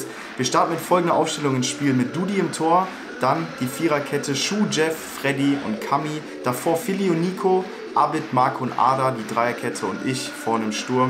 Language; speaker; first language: German; native; German